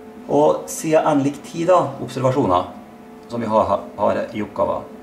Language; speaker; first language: Norwegian; native; Norwegian